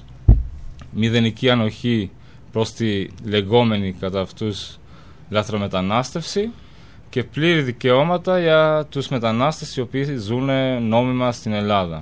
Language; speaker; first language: Greek; non-native, fluent; Albanian